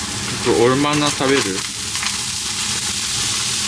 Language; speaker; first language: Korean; non-native, learner; Japanese